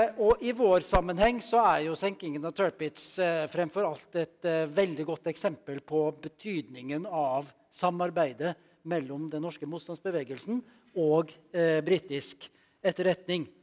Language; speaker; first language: Norwegian; native; Norwegian